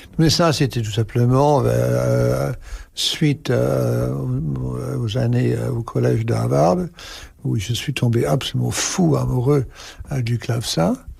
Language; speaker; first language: French; non-native, fluent; English